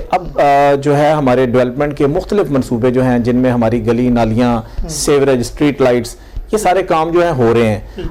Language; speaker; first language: Urdu; non-native, local second language; Punjabi